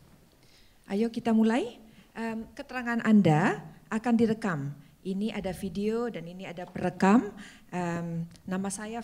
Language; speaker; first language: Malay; non-native, learner; English